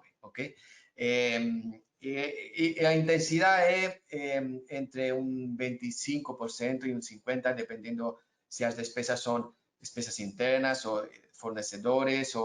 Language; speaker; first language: Portuguese; non-native, learner; Spanish